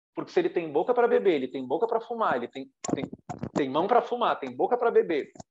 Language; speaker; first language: Portuguese; native; Portuguese